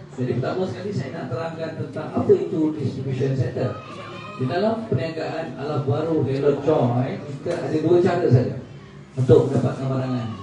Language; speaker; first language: Malay; native; Malay